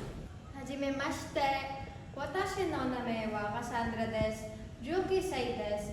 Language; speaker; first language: Japanese; non-native, learner; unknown